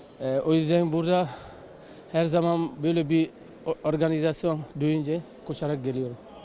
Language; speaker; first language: Turkish; non-native, learner; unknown